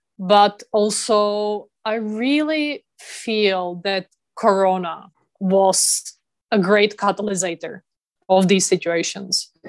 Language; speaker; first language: English; non-native, fluent; Czech